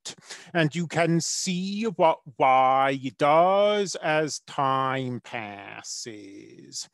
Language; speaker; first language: English; native; English